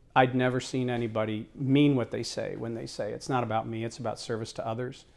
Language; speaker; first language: English; native; English